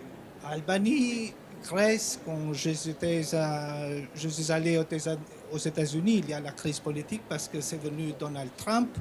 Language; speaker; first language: French; non-native, fluent; Albanian